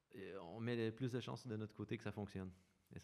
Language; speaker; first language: French; native; French